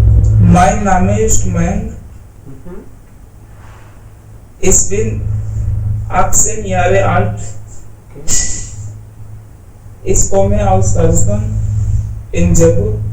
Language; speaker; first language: German; non-native, learner; Hindi